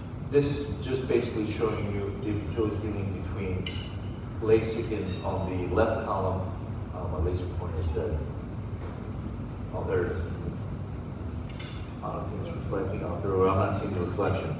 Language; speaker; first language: English; non-native, fluent; Greek